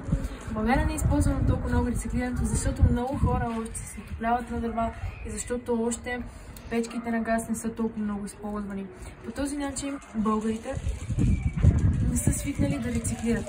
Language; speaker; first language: Bulgarian; early bilingual, heritage; Bulgarian